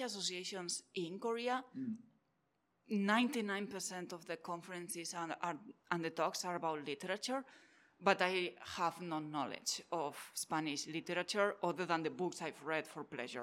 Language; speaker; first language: English; non-native, fluent; Catalan